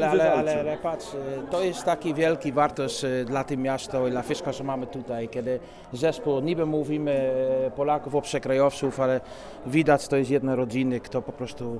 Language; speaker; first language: Polish; non-native, fluent; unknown